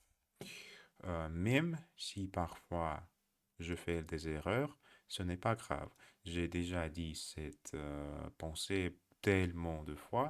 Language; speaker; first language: French; non-native, learner; Russian